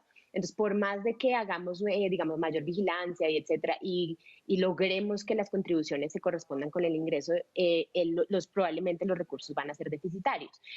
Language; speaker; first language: Spanish; native; Spanish